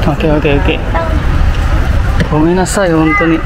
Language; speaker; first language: Japanese; non-native, learner; Indonesian